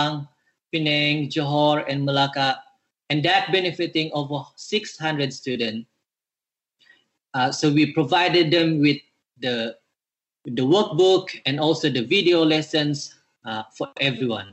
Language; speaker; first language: English; non-native, local second language; Malay